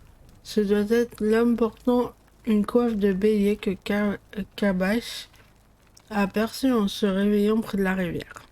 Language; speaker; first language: French; native; French